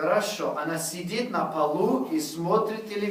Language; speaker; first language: Russian; non-native, fluent; English